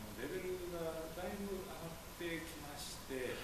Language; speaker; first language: Japanese; native; Japanese